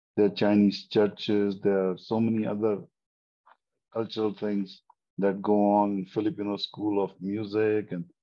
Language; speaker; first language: English; non-native, local second language; Hindi